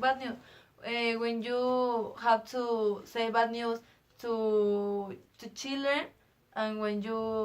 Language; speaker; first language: English; non-native, learner; Spanish